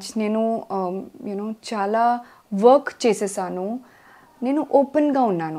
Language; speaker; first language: Telugu; non-native, local second language; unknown